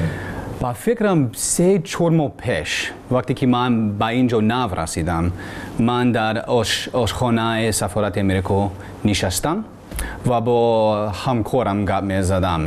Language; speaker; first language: Persian; non-native, learner; English